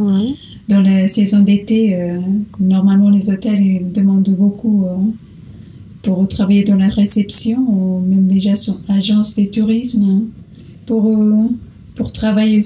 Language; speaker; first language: French; non-native, learner; Portuguese